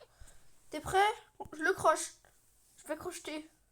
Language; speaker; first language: French; native; French